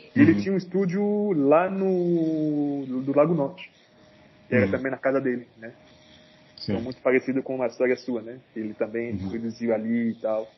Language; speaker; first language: Portuguese; non-native, fluent; French